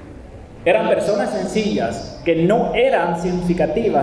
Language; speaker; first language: Spanish; non-native, fluent; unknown